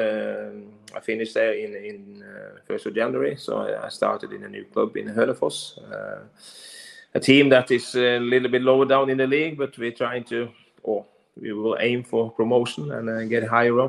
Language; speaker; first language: English; non-native, fluent; Norwegian